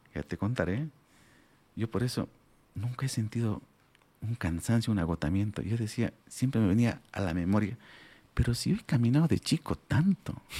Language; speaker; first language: Spanish; non-native, local second language; Aymara